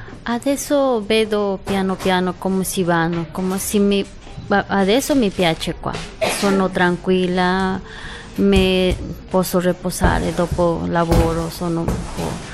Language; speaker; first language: Italian; non-native, fluent; Spanish